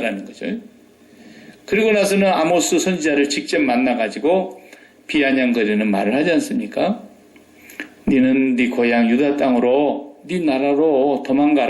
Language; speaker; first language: Korean; native; Korean